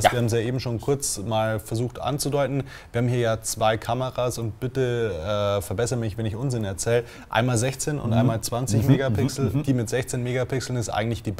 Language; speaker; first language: German; native; German